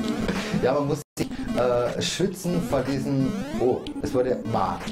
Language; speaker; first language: German; native; German